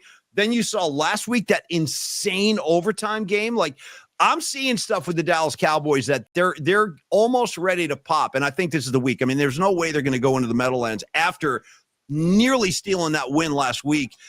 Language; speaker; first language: English; native; English